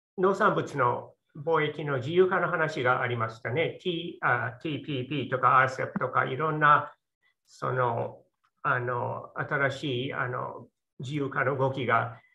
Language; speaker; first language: Japanese; native; Japanese